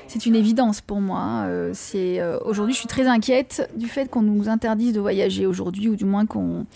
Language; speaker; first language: French; native; French